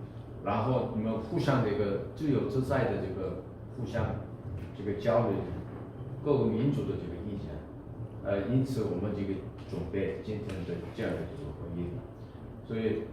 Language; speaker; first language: Chinese; non-native, fluent; Korean